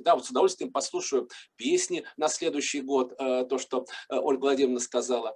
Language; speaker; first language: Russian; native; Russian